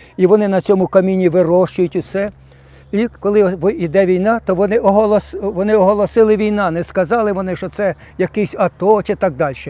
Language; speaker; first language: Ukrainian; non-native, local second language; Russian